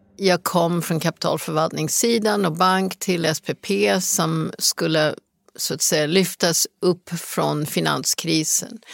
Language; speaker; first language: Swedish; non-native, fluent; English